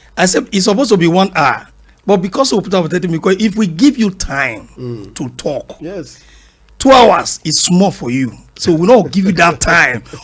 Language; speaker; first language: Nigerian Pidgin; non-native, local second language; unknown